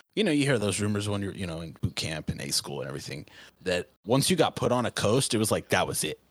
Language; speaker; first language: English; native; English